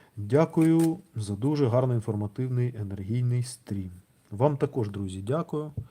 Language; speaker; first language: Ukrainian; non-native, local second language; Russian